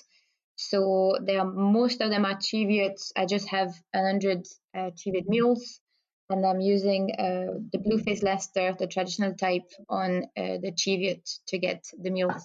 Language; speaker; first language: English; non-native, fluent; French